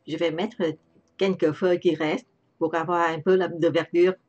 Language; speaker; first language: French; non-native, learner; Vietnamese